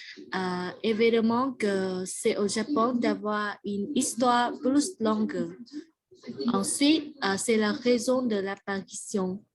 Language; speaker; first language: French; non-native, learner; Vietnamese